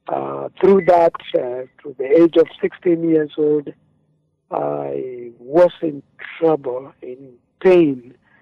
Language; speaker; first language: English; non-native, local second language; Kamba